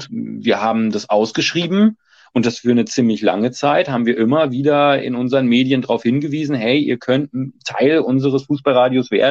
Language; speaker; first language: German; native; German